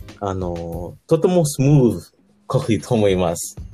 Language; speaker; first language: Japanese; non-native, learner; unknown